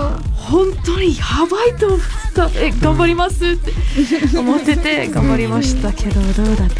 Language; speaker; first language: Japanese; non-native, learner; English